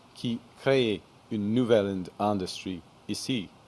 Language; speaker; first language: French; non-native, fluent; English